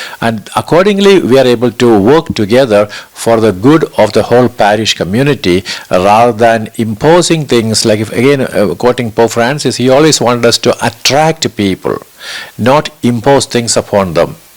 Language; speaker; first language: English; non-native, local second language; Malayalam